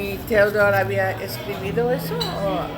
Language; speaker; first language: Spanish; non-native, learner; English